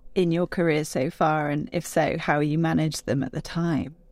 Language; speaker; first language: English; native; English